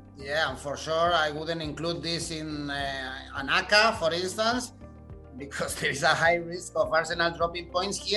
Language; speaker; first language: English; non-native, fluent; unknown